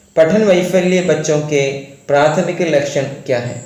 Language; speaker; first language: Hindi; non-native, local second language; Malayalam